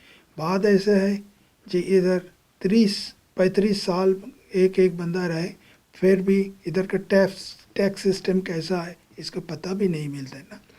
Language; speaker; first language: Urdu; non-native, fluent; Bangla